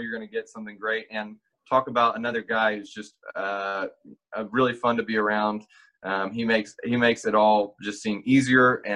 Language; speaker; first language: English; native; English